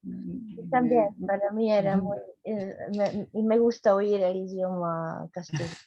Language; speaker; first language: Spanish; non-native, fluent; Czech